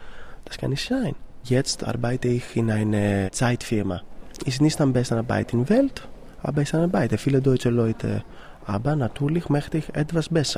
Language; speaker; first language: German; non-native, learner; Greek